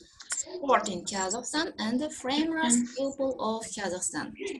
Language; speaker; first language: English; non-native, fluent; Kazakh